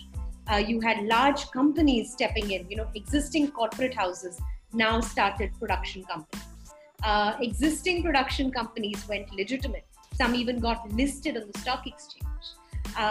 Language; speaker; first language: English; non-native, local second language; Hindi